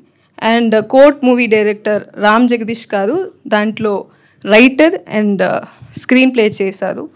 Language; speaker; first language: Telugu; non-native, learner; Tamil